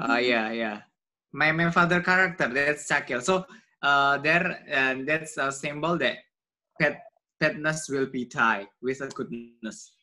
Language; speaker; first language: English; non-native, learner; Indonesian